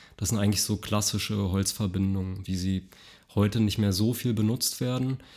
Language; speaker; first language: German; native; German